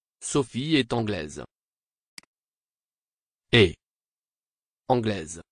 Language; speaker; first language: French; non-native, learner; Vietnamese